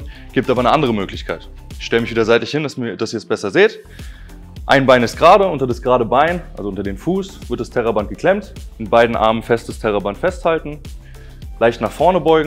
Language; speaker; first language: German; native; German